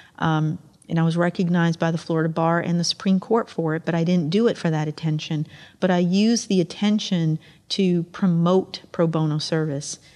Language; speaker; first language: English; early bilingual, other home language; Amharic